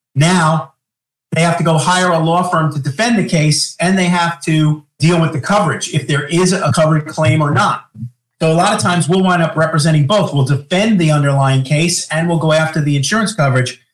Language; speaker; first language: English; native; English